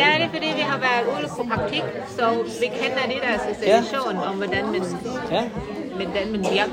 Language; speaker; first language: Danish; non-native, learner; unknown